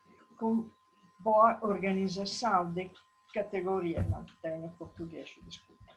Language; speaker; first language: Portuguese; non-native, learner; Italian